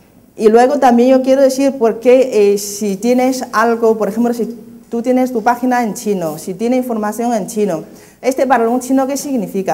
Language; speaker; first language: Spanish; non-native, fluent; Chinese